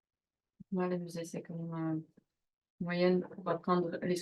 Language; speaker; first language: French; non-native, learner; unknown